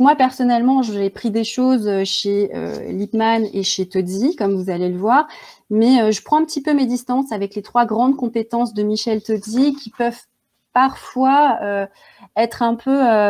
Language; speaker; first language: French; native; French